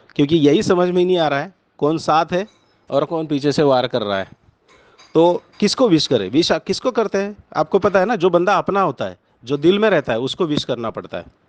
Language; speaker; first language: Hindi; non-native, local second language; Marathi